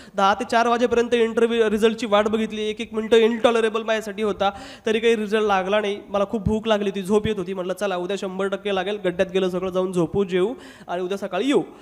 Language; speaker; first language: Marathi; non-native, local second language; Hindi